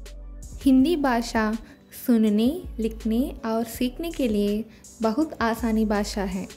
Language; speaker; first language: Hindi; non-native, local second language; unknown